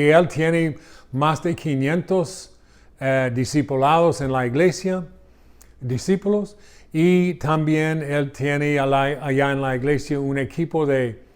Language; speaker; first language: Spanish; non-native, learner; English